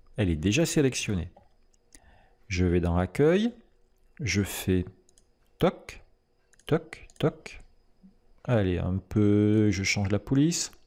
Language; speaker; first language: French; native; French